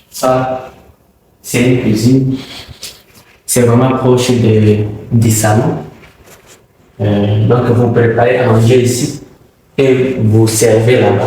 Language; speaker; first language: French; non-native, local second language; Rundi